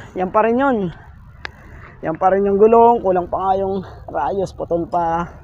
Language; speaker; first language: Filipino; native; Filipino